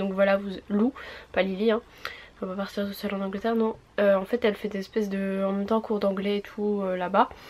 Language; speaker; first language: French; native; French